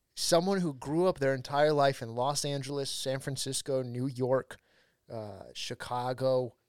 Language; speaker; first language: English; native; English